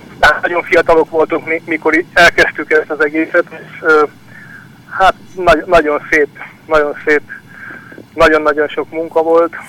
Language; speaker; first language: Hungarian; native; Hungarian